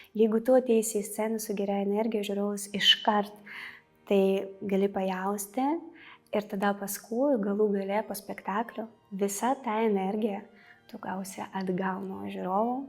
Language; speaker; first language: Lithuanian; non-native, fluent; Russian